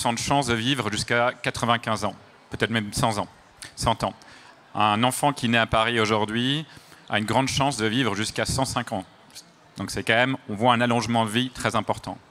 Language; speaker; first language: French; native; French